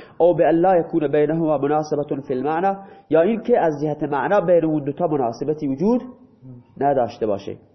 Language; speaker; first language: Persian; non-native, local second language; Baluchi